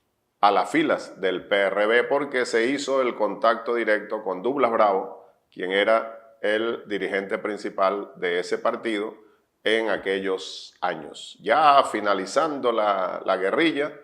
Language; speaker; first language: Spanish; native; Spanish